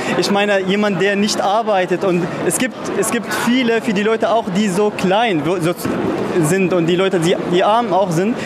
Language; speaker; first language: German; non-native, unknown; Arabic